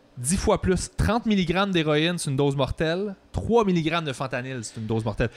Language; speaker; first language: French; native; French